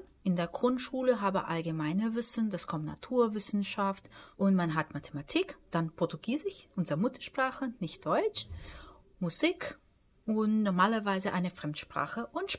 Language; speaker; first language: German; non-native, fluent; Portuguese